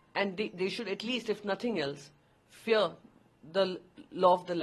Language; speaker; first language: English; non-native, local second language; Hindi